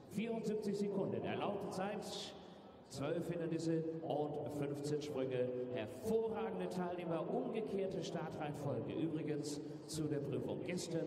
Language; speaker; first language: German; native; German